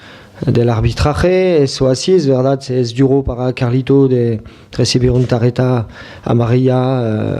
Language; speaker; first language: Spanish; non-native, fluent; French